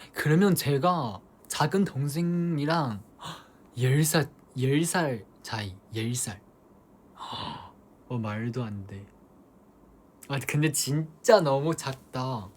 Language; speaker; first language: Korean; non-native, fluent; Chinese